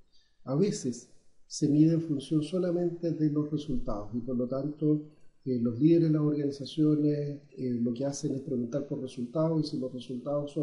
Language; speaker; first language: Spanish; native; Spanish